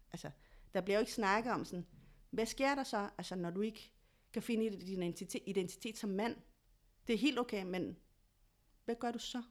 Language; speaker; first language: Danish; early bilingual, other home language; Spanish